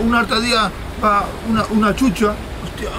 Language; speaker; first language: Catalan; non-native, local second language; Spanish